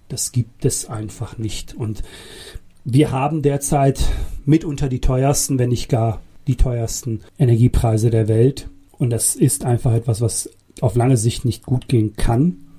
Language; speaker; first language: German; early bilingual, other home language; Bosnian